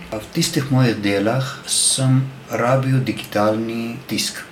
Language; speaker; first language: Slovenian; non-native, learner; Armenian